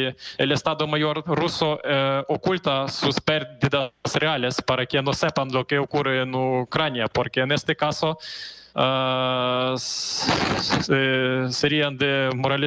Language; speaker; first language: Spanish; non-native, fluent; Ukrainian